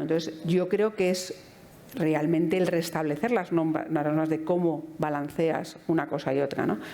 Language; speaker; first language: Spanish; native; Spanish